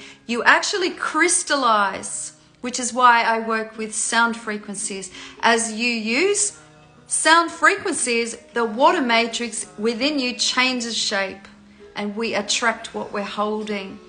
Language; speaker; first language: English; native; English